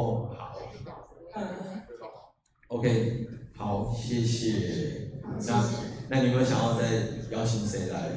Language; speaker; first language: Chinese; native; Chinese